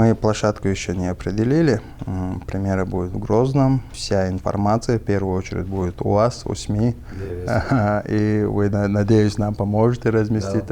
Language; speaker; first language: Russian; non-native, local second language; Chechen